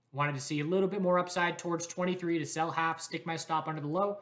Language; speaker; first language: English; native; English